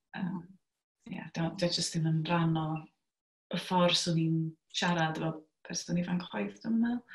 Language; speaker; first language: Welsh; native; Welsh